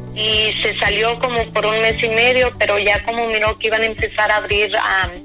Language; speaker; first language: Spanish; native; Spanish